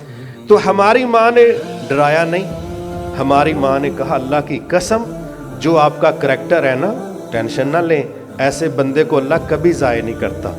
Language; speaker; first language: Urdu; non-native, local second language; Punjabi